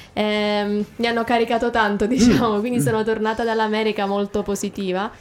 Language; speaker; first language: Italian; native; Italian